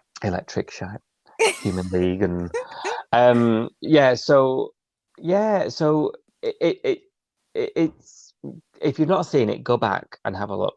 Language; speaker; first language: English; native; English